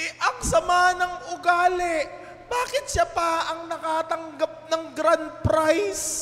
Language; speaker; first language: Filipino; native; Filipino